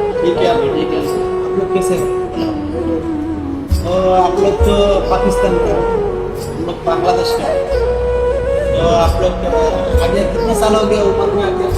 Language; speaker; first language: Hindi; non-native, learner; Bangla